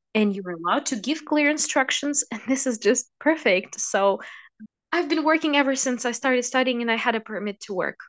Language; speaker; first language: English; non-native, fluent; Russian